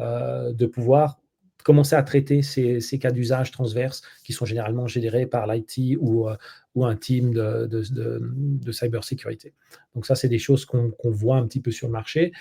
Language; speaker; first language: French; native; French